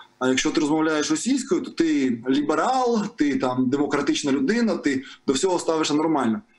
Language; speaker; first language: Ukrainian; non-native, local second language; Russian